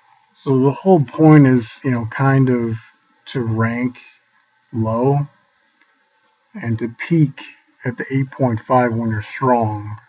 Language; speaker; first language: English; native; English